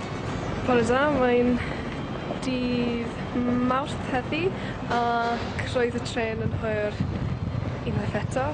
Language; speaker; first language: Welsh; non-native, local second language; English